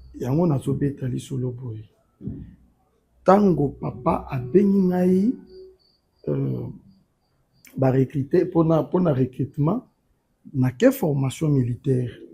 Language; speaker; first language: Lingala; non-native, local second language; Luba-Lulua